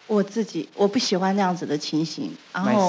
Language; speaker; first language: Chinese; native; Chinese